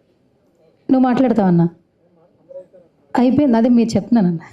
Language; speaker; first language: Telugu; native; Telugu